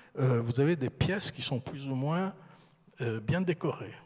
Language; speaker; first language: French; early bilingual, heritage; French